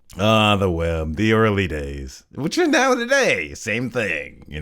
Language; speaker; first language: English; native; English